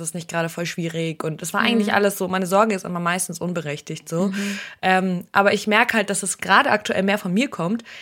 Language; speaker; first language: German; early bilingual, other home language; Russian